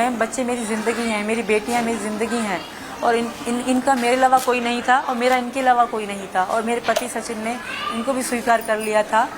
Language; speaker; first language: Urdu; non-native, local second language; Sindhi